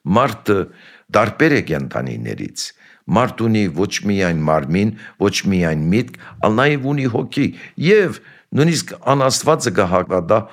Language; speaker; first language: Armenian; early bilingual, heritage; Armenian